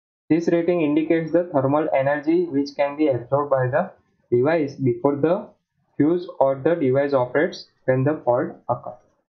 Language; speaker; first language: English; non-native, local second language; Gujarati